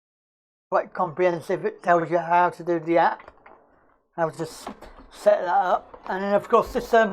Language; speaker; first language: English; native; English